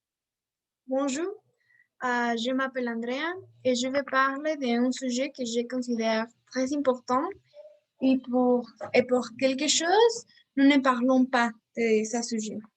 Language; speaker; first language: French; non-native, learner; Spanish